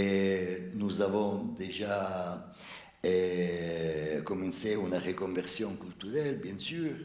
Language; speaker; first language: French; non-native, fluent; Italian